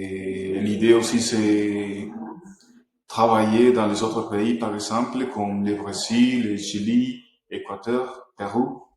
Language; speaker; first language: French; non-native, fluent; Spanish